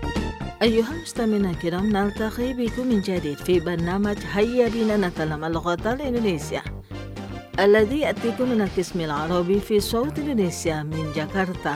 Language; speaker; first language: Arabic; non-native, fluent; Indonesian